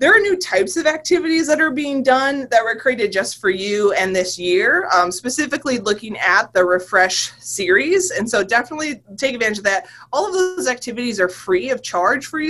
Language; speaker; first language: English; native; English